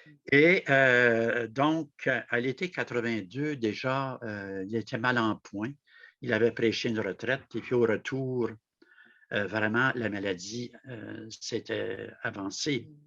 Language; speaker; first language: French; native; French